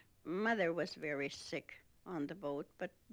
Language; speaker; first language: English; non-native, fluent; Russian